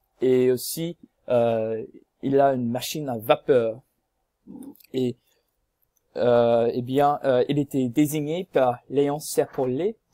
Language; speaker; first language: French; non-native, learner; English